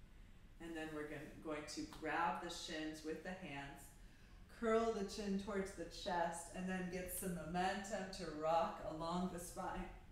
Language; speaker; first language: English; native; English